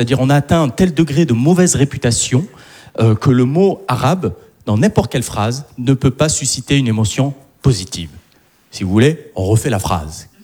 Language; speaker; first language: French; non-native, local second language; Arabic